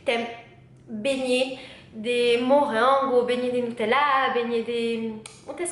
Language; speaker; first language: Portuguese; non-native, learner; French